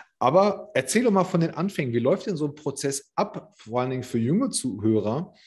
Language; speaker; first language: German; native; German